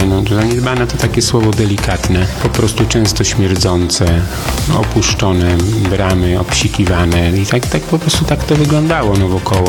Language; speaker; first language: Polish; native; Polish